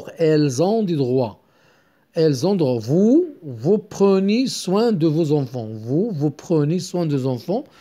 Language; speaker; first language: French; non-native, local second language; Arabic